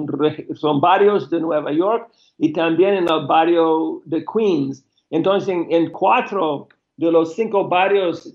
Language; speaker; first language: Spanish; non-native, fluent; English